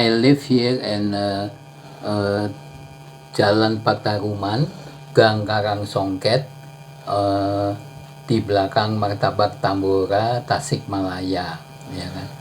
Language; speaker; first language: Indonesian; non-native, local second language; Dutch